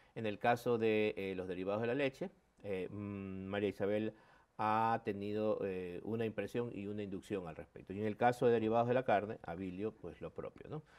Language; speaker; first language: Spanish; native; Spanish